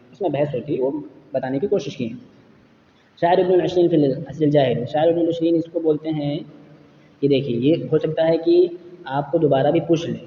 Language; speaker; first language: Urdu; native; Urdu